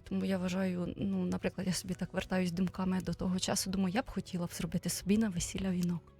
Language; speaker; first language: Ukrainian; native; Ukrainian